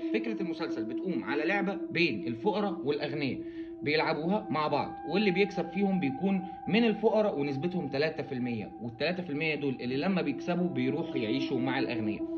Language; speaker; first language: Arabic; native; Arabic